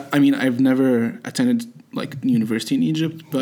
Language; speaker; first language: English; non-native, fluent; Arabic